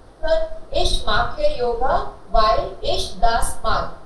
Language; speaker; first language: German; non-native, learner; Hindi